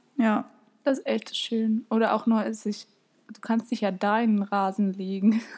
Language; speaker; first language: German; native; German